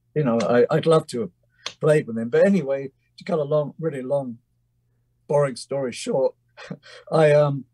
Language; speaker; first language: English; native; English